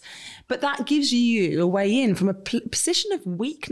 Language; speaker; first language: English; native; English